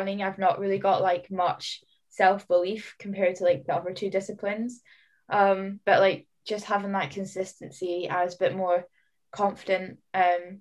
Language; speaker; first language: English; native; English